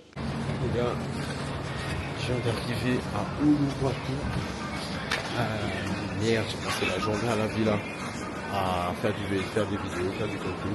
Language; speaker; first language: French; native; French